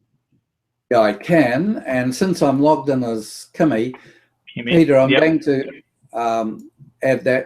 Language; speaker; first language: English; native; English